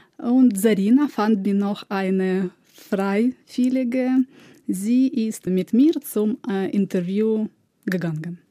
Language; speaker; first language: German; non-native, learner; Russian